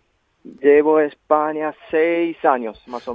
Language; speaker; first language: Spanish; non-native, learner; Japanese